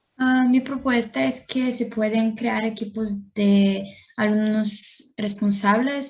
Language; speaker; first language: Spanish; non-native, fluent; Bulgarian